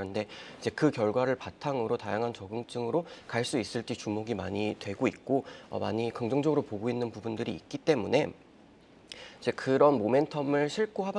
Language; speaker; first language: Korean; native; Korean